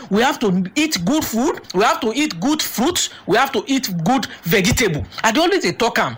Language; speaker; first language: Nigerian Pidgin; native; Nigerian Pidgin